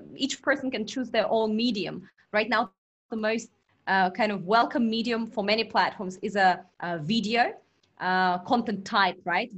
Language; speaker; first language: English; non-native, fluent; Russian